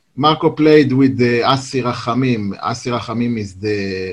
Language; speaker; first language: English; non-native, learner; Hebrew